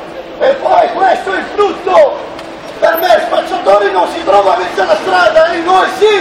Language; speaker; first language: Italian; non-native, fluent; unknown